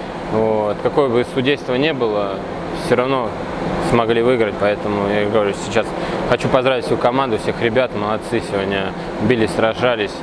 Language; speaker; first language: Russian; native; Russian